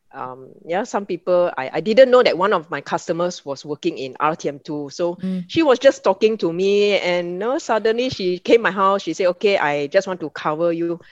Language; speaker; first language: English; non-native, local second language; Min Nan Chinese